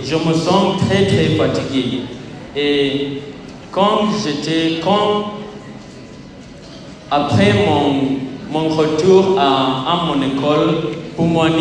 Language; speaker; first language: French; non-native, learner; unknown